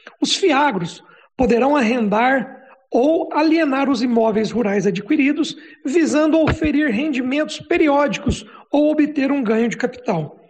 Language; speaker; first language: Portuguese; native; Portuguese